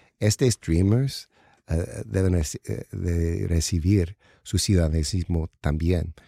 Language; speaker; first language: Spanish; non-native, learner; English